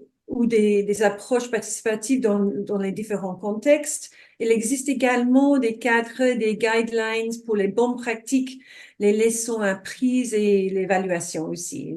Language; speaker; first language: French; non-native, fluent; English